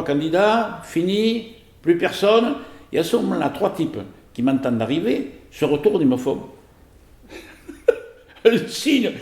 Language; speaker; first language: French; native; French